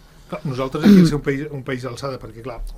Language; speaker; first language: Catalan; native; Catalan